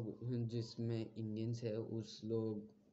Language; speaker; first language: Hindi; non-native, learner; Bangla